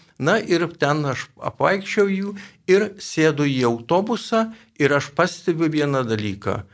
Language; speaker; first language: Lithuanian; native; Lithuanian